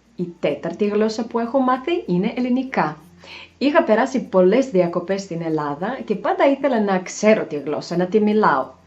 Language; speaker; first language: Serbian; native; Serbian